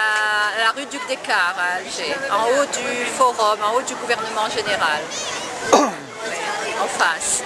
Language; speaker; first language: French; native; French